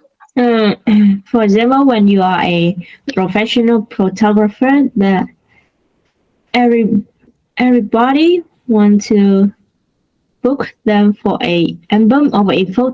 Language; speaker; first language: English; non-native, learner; Vietnamese